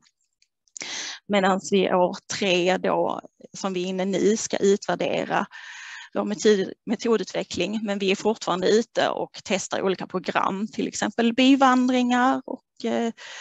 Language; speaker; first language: Swedish; native; Swedish